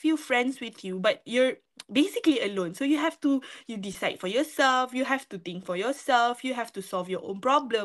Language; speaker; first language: English; non-native, local second language; Malay